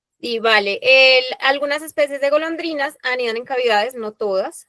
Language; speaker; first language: Spanish; native; Spanish